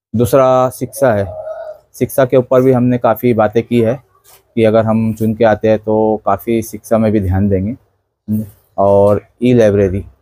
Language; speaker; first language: Hindi; native; Hindi